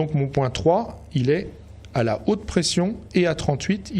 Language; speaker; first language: French; native; French